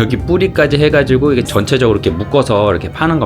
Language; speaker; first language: Korean; native; Korean